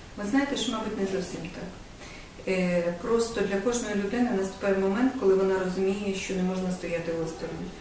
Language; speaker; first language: Ukrainian; native; Ukrainian